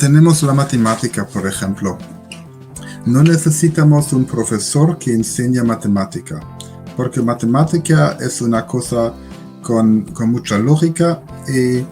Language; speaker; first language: Spanish; non-native, learner; German